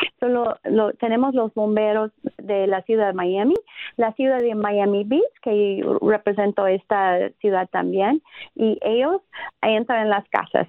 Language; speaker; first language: Spanish; non-native, fluent; English